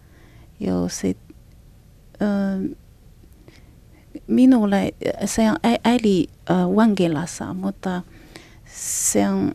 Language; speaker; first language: Finnish; non-native, learner; Chinese